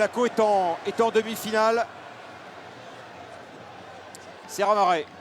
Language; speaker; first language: French; native; French